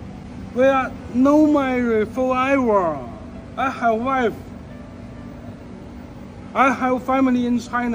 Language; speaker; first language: English; non-native, learner; Chinese